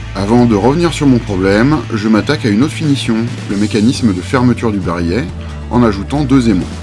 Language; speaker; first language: French; native; French